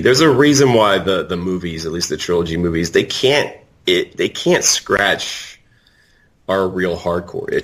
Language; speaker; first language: English; native; English